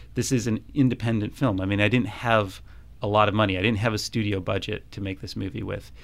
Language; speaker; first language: English; native; English